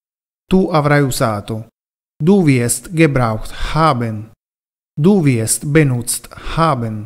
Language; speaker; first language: German; non-native, fluent; Italian